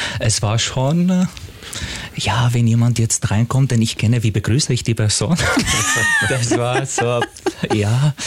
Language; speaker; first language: German; non-native, fluent; Arabic